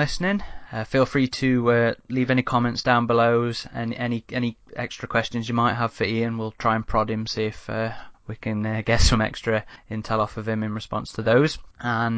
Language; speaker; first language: English; native; English